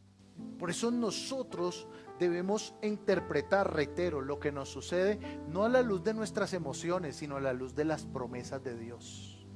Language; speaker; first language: Spanish; native; Spanish